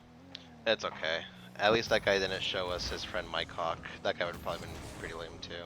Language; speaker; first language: English; native; English